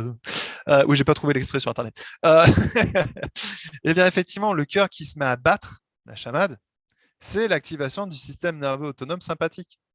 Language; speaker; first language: French; native; French